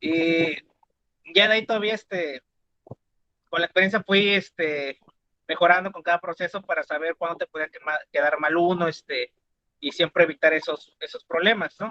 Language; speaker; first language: Spanish; native; Spanish